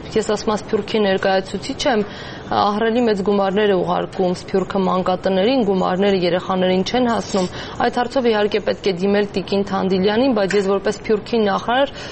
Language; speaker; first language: Armenian; native; Armenian